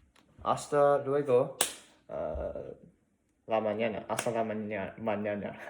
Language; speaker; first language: Spanish; non-native, learner; English